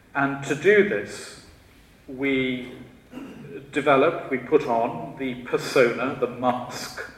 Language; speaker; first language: English; native; English